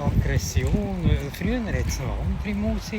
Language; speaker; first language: German; native; German